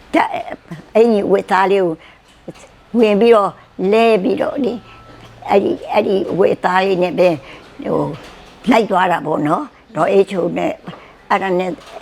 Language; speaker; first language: Burmese; native; Burmese